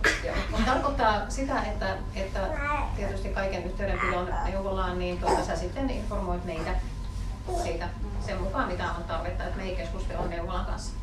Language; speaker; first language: Finnish; native; Finnish